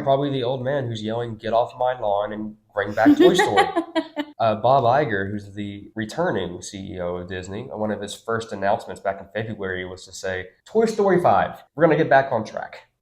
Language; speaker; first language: English; native; English